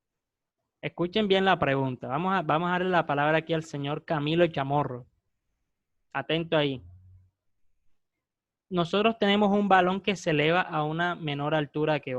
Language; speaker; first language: Spanish; native; Spanish